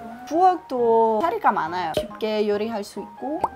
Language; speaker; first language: Korean; non-native, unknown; German